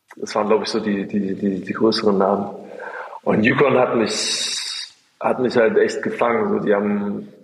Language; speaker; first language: German; native; German